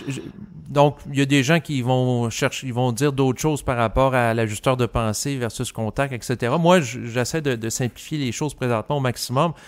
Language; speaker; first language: French; native; French